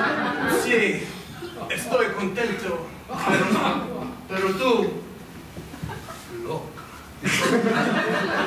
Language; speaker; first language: Spanish; non-native, learner; English